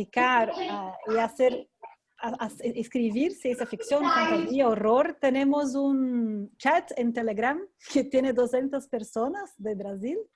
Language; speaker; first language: Spanish; non-native, fluent; Portuguese